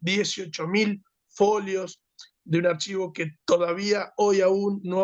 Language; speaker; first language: Spanish; native; Spanish